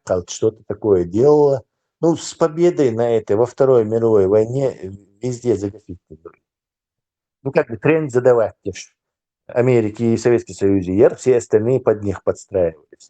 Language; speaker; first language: Russian; non-native, local second language; Chechen